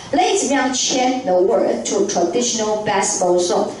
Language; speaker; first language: English; non-native, fluent; Chinese